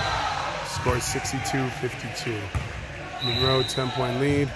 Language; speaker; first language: English; native; English